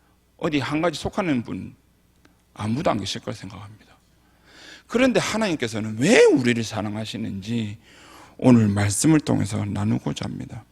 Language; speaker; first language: Korean; native; Korean